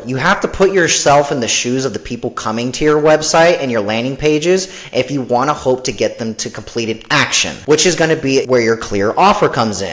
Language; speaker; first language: English; native; English